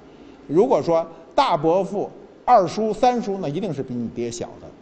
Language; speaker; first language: Chinese; native; Chinese